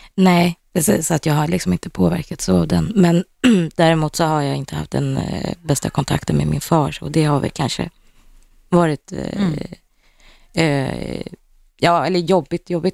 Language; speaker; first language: Swedish; native; Swedish